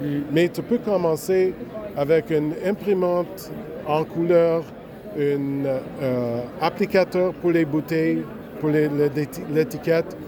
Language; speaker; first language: French; non-native, local second language; English